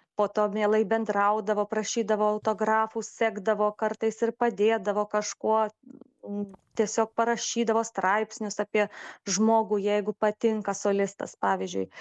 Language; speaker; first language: Lithuanian; native; Lithuanian